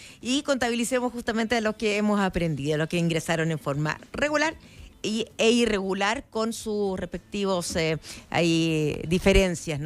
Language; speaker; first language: Spanish; native; Spanish